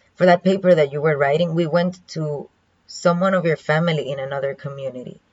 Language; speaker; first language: English; non-native, fluent; Spanish